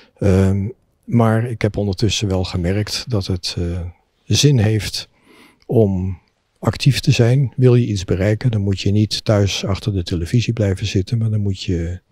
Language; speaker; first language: Dutch; native; Dutch